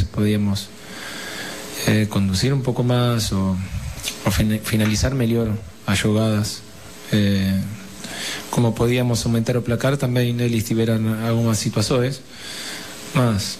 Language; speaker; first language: Portuguese; non-native, learner; Spanish